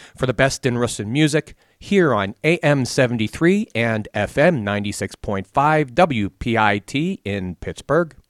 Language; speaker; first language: English; native; English